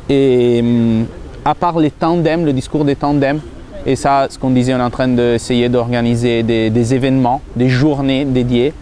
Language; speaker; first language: French; non-native, fluent; Italian